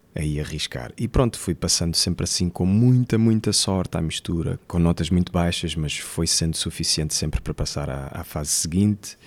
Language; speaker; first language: Portuguese; native; Portuguese